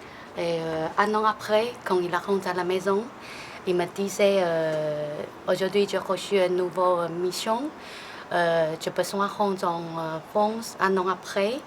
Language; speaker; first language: French; non-native, learner; Chinese